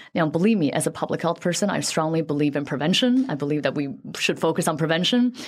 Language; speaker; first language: English; early bilingual, other home language; Chinese